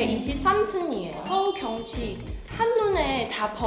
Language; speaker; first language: Korean; non-native, learner; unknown